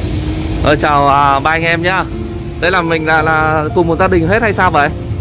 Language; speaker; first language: Vietnamese; native; Vietnamese